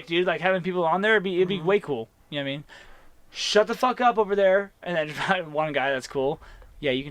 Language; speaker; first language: English; native; English